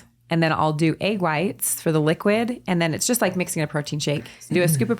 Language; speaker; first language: English; native; English